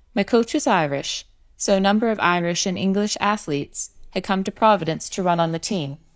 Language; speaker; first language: English; native; English